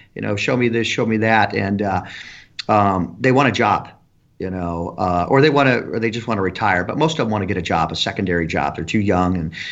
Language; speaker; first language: English; native; English